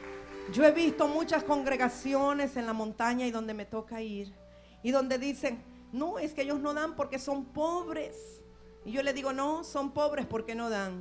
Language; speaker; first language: Spanish; native; Spanish